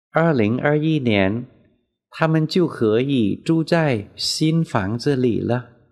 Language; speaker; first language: Chinese; non-native, fluent; Vietnamese